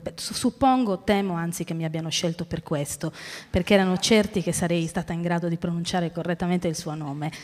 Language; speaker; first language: Italian; native; Italian